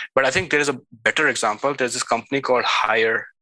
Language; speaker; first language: English; non-native, local second language; Hindi